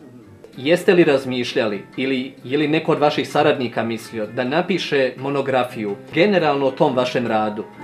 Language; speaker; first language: Croatian; native; Croatian